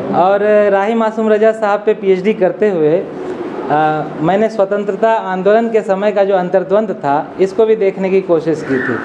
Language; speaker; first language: Hindi; non-native, local second language; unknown